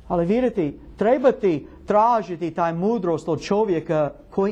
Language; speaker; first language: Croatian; non-native, learner; English